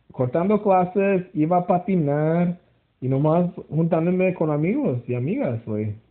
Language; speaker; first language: Spanish; early bilingual, heritage; Spanish